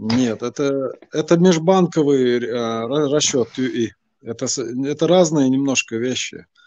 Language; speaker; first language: Russian; non-native, local second language; Chechen